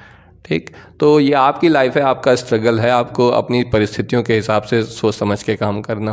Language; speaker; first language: Hindi; native; Hindi